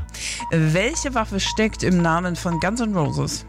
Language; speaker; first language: German; native; German